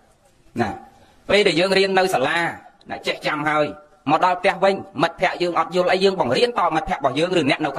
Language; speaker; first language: Khmer; native; Khmer